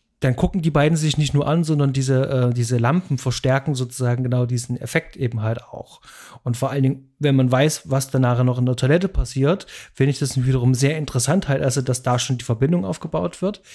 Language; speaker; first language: German; native; German